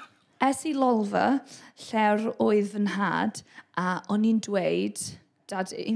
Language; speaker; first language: Welsh; non-native, learner; English